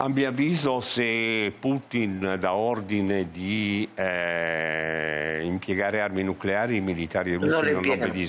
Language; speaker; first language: Italian; native; Italian